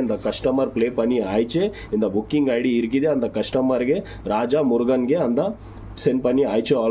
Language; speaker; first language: Tamil; non-native, learner; Kannada